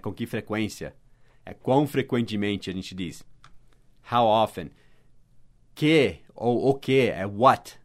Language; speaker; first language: Portuguese; non-native, fluent; English